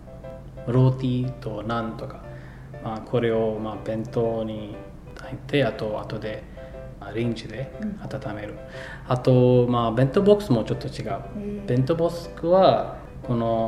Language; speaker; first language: Japanese; non-native, fluent; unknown